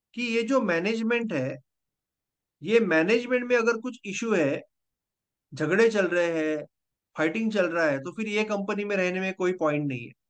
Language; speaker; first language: Hindi; non-native, local second language; Marathi